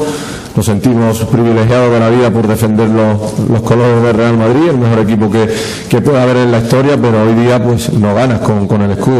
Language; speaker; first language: Spanish; native; Spanish